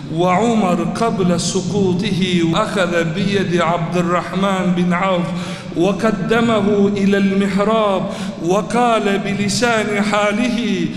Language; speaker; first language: Arabic; non-native, fluent; Turkish